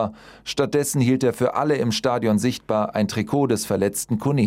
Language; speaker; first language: German; native; German